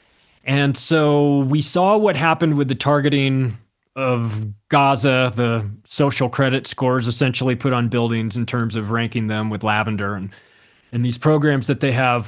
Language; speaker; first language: English; native; English